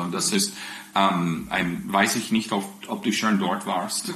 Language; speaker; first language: German; non-native, fluent; English